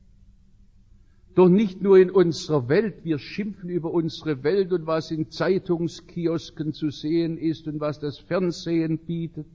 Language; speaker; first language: German; native; German